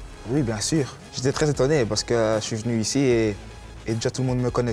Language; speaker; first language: French; early bilingual, other home language; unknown